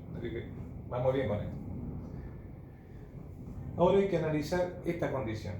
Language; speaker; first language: Spanish; native; Spanish